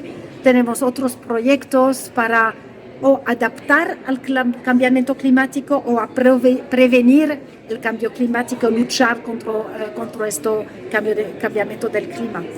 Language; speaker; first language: Spanish; non-native, fluent; French